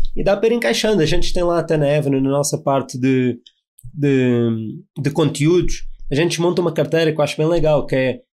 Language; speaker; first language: Portuguese; native; Portuguese